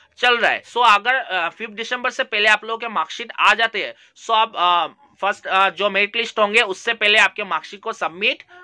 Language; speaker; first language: Hindi; non-native, local second language; Bangla